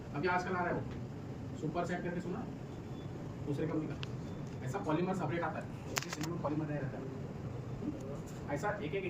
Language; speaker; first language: Hindi; non-native, local second language; Kannada